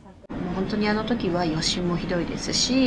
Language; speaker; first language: Japanese; native; Japanese